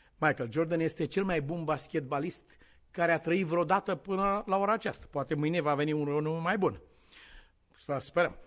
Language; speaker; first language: Romanian; native; Romanian